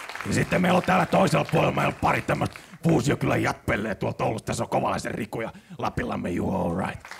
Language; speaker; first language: Finnish; native; Finnish